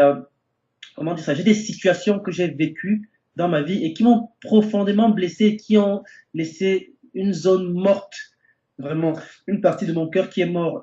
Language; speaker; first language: French; native; French